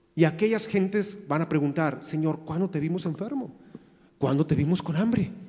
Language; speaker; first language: Spanish; native; Spanish